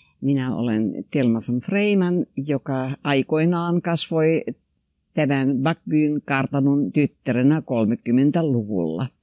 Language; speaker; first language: Finnish; non-native, local second language; Swedish